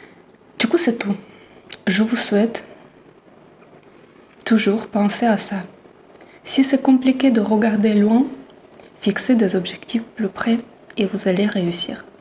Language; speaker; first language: French; non-native, fluent; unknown